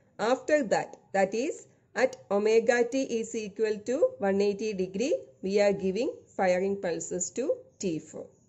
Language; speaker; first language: English; non-native, local second language; Malayalam